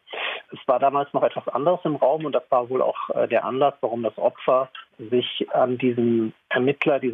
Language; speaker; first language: German; native; German